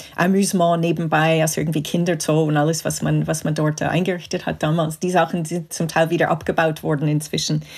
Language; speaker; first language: German; non-native, fluent; English